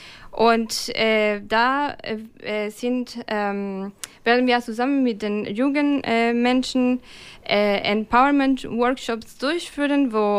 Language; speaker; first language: German; non-native, fluent; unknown